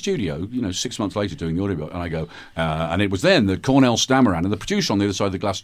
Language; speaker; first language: English; native; English